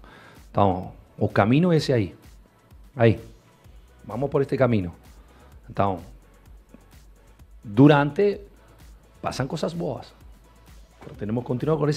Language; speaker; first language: Portuguese; non-native, fluent; Spanish